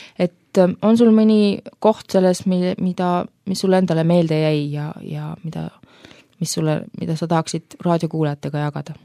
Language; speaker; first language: Estonian; native; Estonian